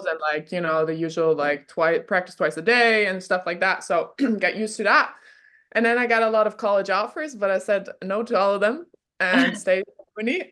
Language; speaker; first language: English; non-native, fluent; German